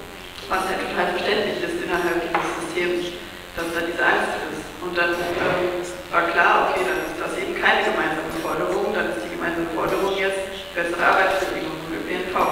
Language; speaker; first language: German; native; German